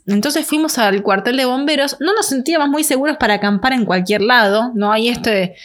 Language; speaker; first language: Spanish; native; Spanish